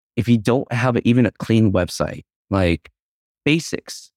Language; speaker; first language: English; native; English